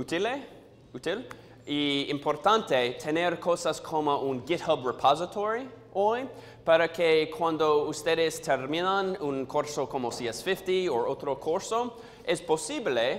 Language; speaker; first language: Spanish; non-native, learner; English